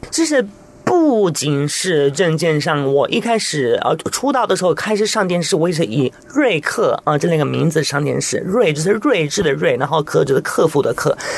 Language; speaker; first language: Chinese; non-native, fluent; Italian